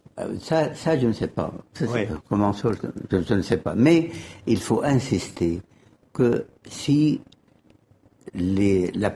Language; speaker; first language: French; non-native, fluent; Arabic